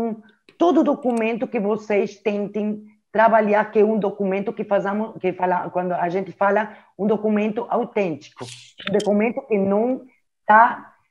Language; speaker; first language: Portuguese; non-native, learner; French